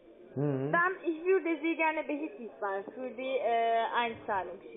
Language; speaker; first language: German; non-native, learner; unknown